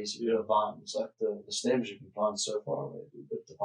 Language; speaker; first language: English; native; English